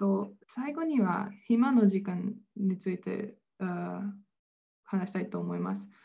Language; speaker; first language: Japanese; non-native, fluent; Slovenian